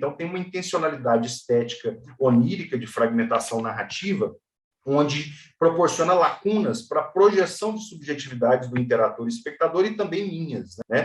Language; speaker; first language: Portuguese; native; Portuguese